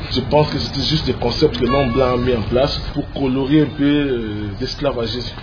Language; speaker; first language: French; non-native, local second language; Lingala